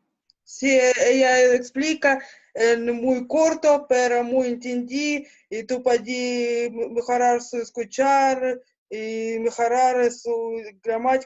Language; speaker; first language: Spanish; non-native, learner; Russian